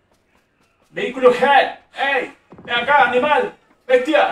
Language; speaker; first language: Spanish; native; Spanish